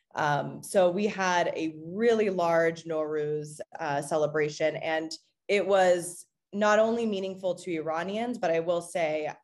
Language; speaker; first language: English; native; English